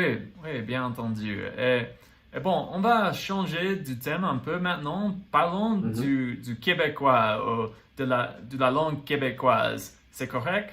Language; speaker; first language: French; non-native, fluent; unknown